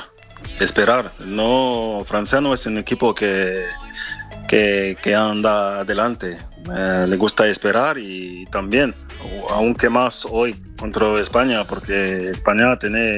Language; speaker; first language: Spanish; non-native, fluent; French